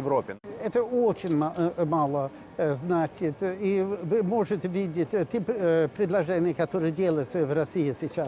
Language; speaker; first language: Russian; non-native, fluent; Swedish